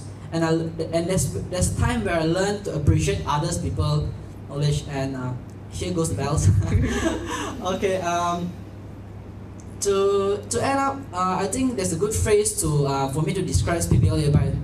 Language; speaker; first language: English; non-native, local second language; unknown